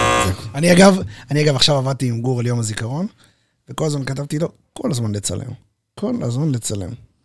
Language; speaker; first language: Hebrew; native; Hebrew